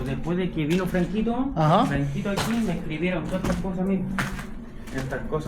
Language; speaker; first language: Spanish; native; Spanish